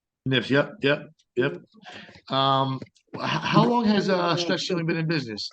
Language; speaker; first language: English; native; English